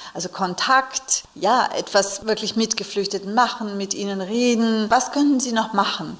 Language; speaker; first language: German; native; German